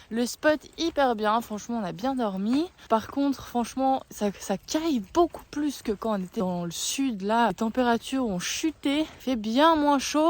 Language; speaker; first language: French; native; French